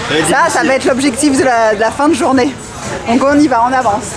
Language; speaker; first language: French; native; French